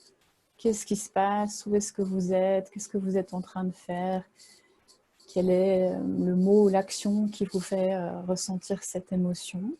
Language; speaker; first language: French; native; French